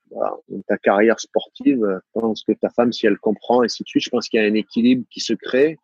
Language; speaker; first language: French; native; French